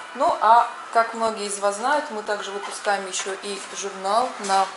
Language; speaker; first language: Russian; native; Russian